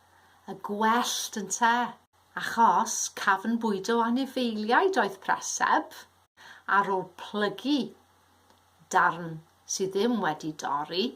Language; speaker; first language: Welsh; native; Welsh